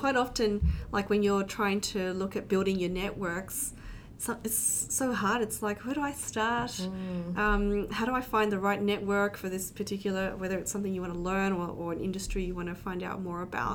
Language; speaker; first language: English; native; English